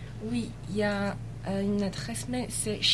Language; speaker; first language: French; non-native, fluent; Chinese